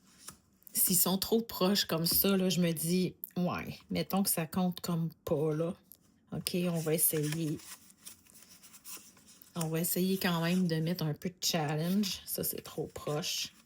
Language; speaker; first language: French; native; French